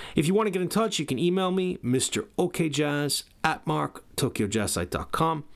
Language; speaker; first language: English; native; English